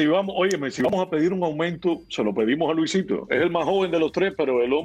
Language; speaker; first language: Spanish; native; Spanish